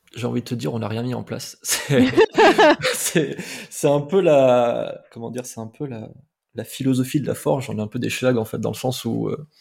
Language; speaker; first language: French; native; French